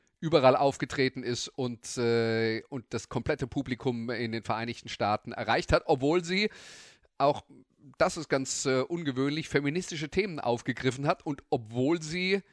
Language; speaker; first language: German; native; German